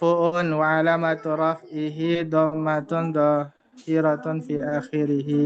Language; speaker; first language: Arabic; non-native, learner; Indonesian